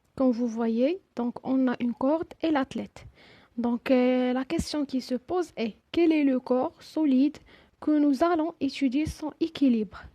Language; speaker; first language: French; non-native, local second language; Arabic